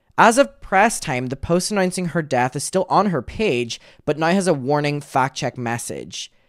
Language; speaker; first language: English; native; English